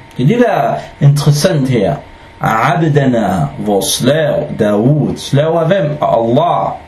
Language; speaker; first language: Danish; non-native, fluent; Arabic